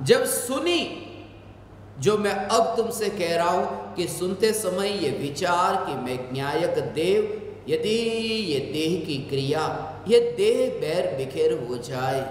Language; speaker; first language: Hindi; non-native, local second language; Gujarati